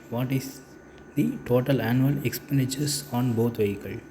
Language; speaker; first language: English; non-native, local second language; Tamil